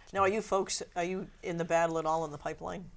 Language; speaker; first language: English; native; English